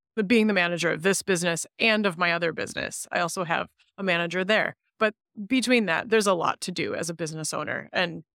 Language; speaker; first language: English; native; English